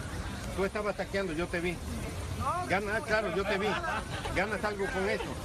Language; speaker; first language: Spanish; native; Spanish